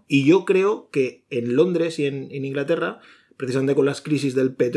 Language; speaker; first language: Spanish; native; Spanish